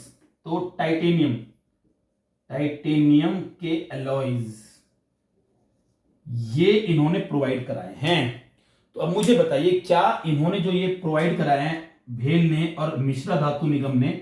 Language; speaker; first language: Hindi; native; Hindi